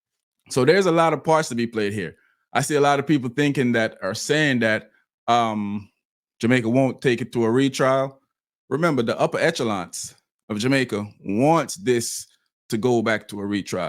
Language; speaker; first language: English; native; English